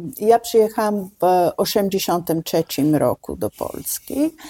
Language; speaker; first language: Polish; non-native, fluent; Italian